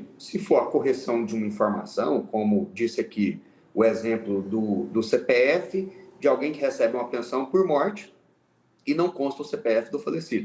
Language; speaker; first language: Portuguese; native; Portuguese